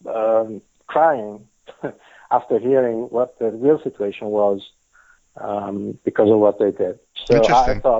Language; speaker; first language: English; non-native, fluent; Italian